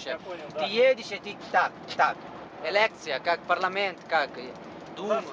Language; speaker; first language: Russian; non-native, learner; Italian